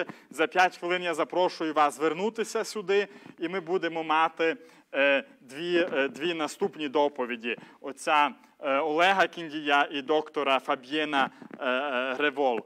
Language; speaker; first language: Ukrainian; native; Ukrainian